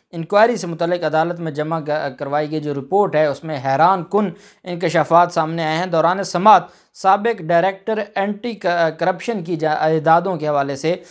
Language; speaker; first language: Urdu; non-native, local second language; Punjabi